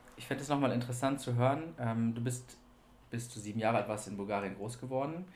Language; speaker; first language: German; native; German